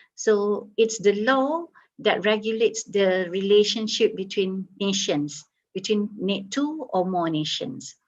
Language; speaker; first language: English; non-native, local second language; Malay